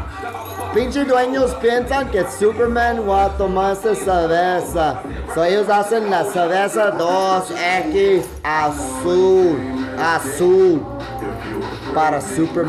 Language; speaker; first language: Spanish; early bilingual, heritage; Spanish